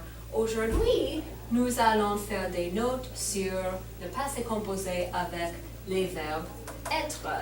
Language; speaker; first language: French; non-native, learner; English